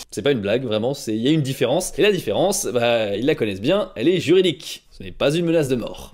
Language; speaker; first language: French; native; French